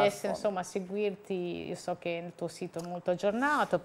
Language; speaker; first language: Italian; native; Italian